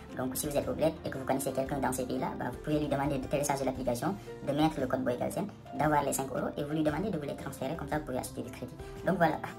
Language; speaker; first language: French; non-native, local second language; Wolof